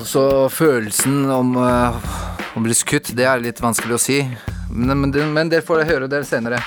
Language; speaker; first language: Norwegian; native; Norwegian